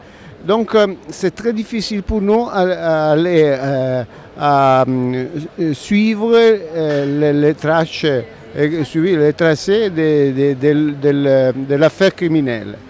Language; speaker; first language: French; non-native, learner; Italian